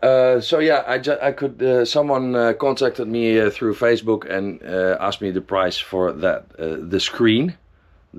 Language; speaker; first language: English; non-native, fluent; Dutch